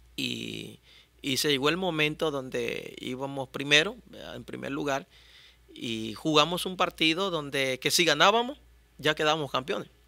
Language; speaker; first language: Spanish; native; Spanish